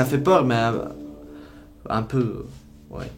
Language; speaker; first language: French; non-native, learner; Ukrainian